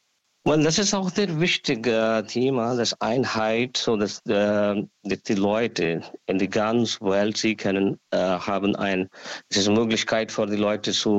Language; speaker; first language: German; non-native, learner; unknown